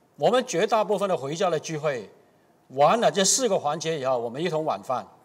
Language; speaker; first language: Chinese; non-native, local second language; Cantonese